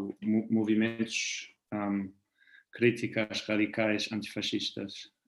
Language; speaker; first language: Portuguese; non-native, fluent; German